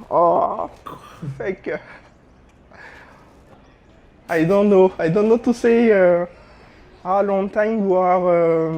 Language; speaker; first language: English; non-native, learner; French